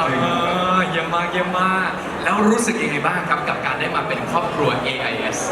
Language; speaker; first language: Thai; native; Thai